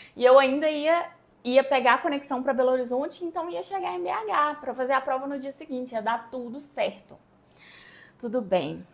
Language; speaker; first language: Portuguese; native; Portuguese